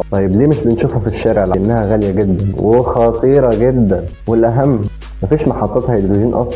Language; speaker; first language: Arabic; native; Arabic